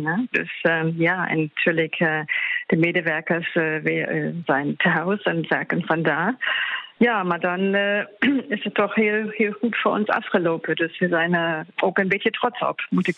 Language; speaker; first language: Dutch; non-native, fluent; German